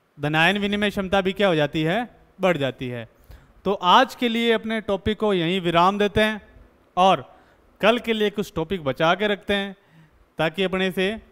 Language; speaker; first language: Hindi; native; Hindi